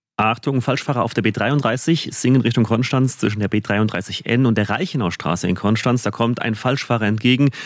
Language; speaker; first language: German; non-native, fluent; Slovak